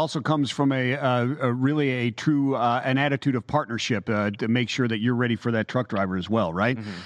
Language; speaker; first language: English; native; English